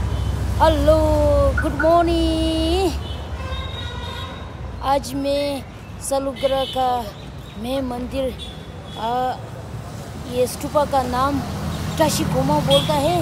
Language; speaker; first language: Hindi; non-native, local second language; Tibetan